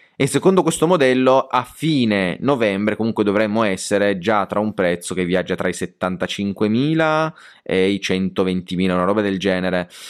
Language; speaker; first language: Italian; native; Italian